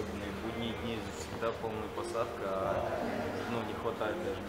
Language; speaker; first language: Russian; native; Russian